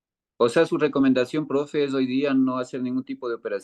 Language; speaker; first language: Spanish; native; Spanish